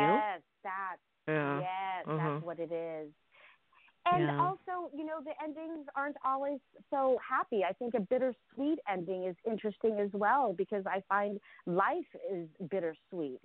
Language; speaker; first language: English; early bilingual, other home language; Russian